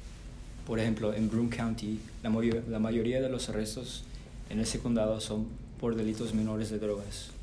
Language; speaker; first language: Spanish; early bilingual, heritage; Spanish